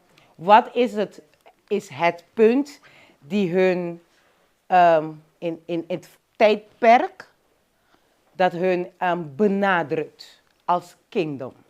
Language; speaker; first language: Dutch; non-native, local second language; Papiamento